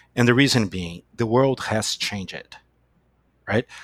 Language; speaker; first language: English; non-native, fluent; Portuguese